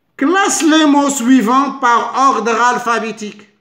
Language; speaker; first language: French; non-native, local second language; Arabic